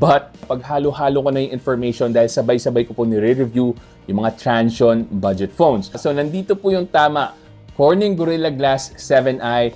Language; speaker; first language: Filipino; native; Filipino